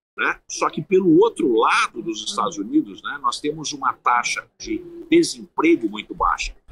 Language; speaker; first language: Portuguese; early bilingual, heritage; Portuguese